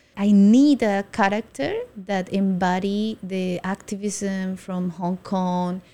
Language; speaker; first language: English; non-native, fluent; Spanish